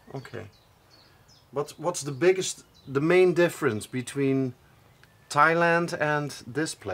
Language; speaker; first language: English; non-native, fluent; Dutch